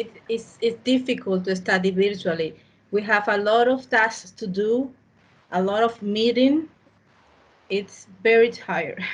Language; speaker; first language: English; non-native, learner; Spanish